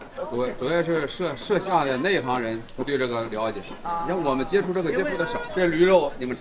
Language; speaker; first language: Chinese; native; Chinese